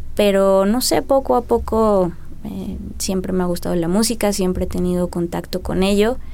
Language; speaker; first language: Spanish; native; Spanish